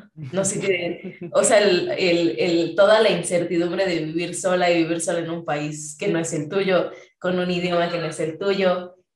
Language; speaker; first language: Spanish; native; Spanish